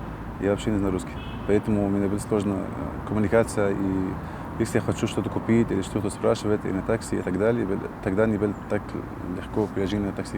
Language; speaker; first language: Russian; non-native, learner; Arabic